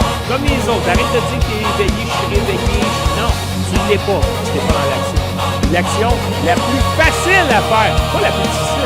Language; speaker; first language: French; native; French